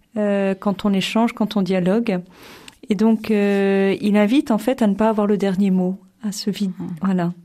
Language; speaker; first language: French; native; French